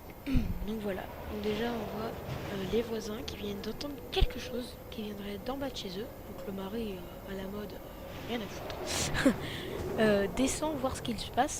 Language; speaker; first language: French; native; French